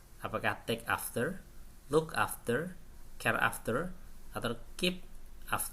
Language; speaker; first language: English; non-native, fluent; Indonesian